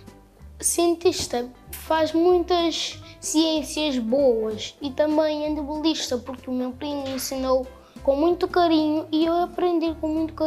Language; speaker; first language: Portuguese; non-native, local second language; Kabuverdianu